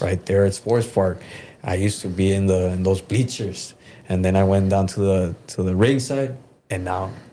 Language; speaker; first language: English; early bilingual, other home language; Spanish